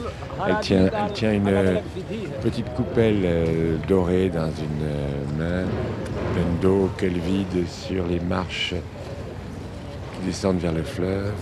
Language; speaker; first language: French; native; French